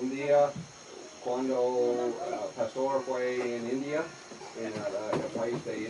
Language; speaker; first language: Spanish; non-native, learner; English